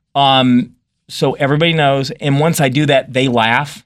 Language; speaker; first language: English; native; English